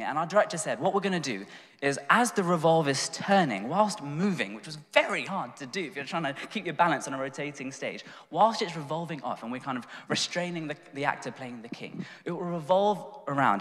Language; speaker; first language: English; native; English